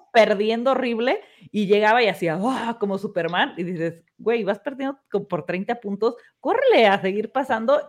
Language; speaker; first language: Spanish; early bilingual, heritage; Spanish